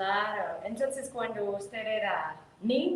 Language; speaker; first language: Spanish; non-native, fluent; English